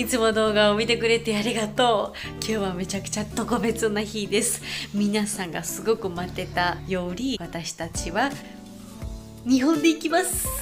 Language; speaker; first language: Japanese; non-native, learner; Georgian